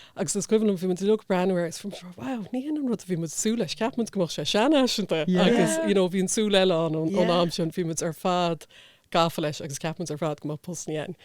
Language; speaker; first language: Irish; non-native, local second language; English